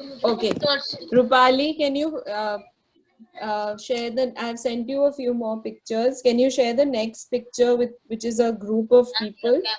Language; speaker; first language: English; non-native, local second language; Marathi